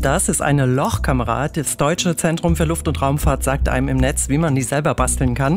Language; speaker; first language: German; native; German